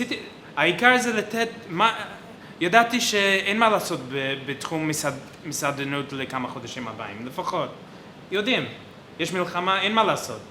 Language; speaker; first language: Hebrew; non-native, fluent; English